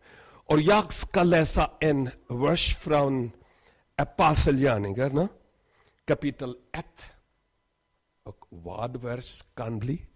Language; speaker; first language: Swedish; non-native, learner; Urdu